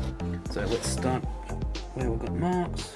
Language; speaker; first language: English; native; English